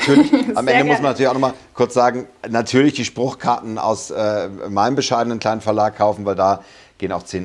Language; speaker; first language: German; native; German